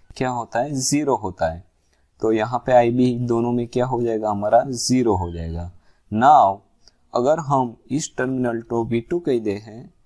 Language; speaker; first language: Hindi; non-native, local second language; Gujarati